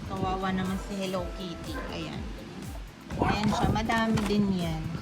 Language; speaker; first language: Filipino; native; Filipino